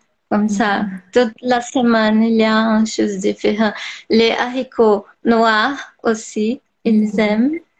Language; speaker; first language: French; non-native, learner; Portuguese